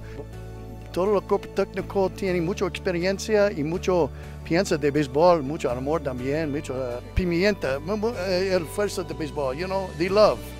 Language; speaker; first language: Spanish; non-native, learner; English